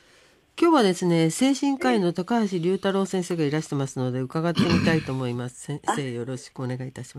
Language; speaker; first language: Japanese; native; Japanese